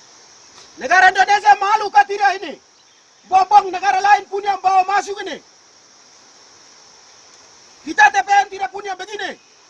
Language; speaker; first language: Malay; non-native, local second language; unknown